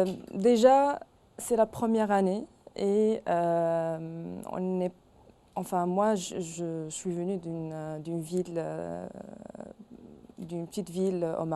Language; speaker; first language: French; non-native, local second language; Arabic